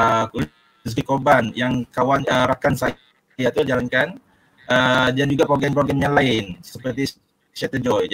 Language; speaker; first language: Malay; native; Malay